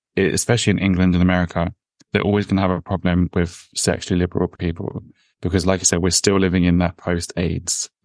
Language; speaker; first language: English; native; English